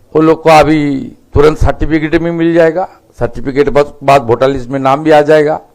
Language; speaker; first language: Hindi; non-native, local second language; Bangla